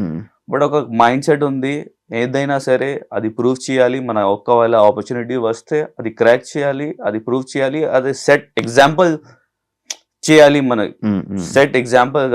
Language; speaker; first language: Telugu; non-native, local second language; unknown